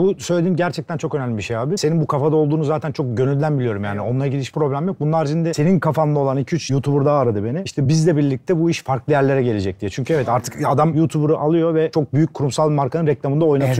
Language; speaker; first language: Turkish; native; Turkish